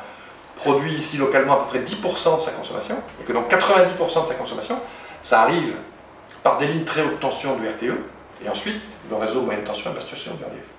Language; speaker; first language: French; native; French